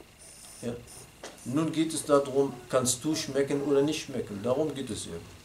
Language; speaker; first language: German; non-native, fluent; Arabic